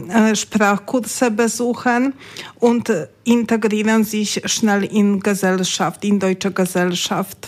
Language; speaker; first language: German; non-native, learner; Polish